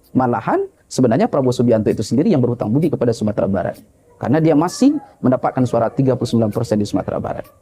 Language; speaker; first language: Indonesian; non-native, local second language; Minangkabau